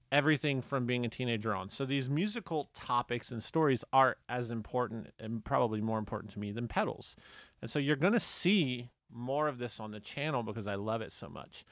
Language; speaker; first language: English; native; English